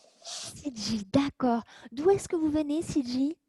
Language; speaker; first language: French; native; French